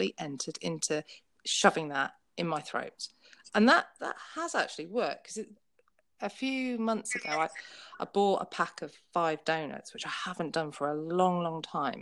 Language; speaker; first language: English; native; English